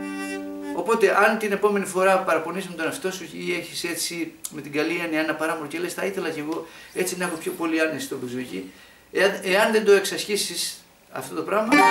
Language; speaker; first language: Greek; native; Greek